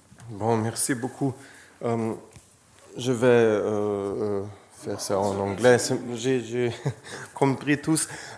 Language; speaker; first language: French; non-native, learner; Slovenian